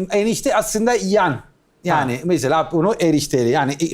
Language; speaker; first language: Turkish; non-native, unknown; Italian